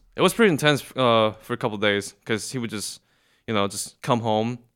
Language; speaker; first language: English; non-native, fluent; Korean